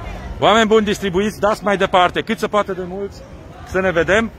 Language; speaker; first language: Romanian; native; Romanian